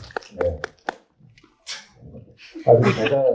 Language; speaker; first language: Korean; native; Korean